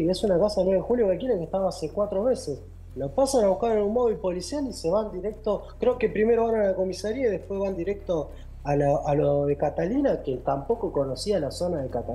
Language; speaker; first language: Spanish; native; Spanish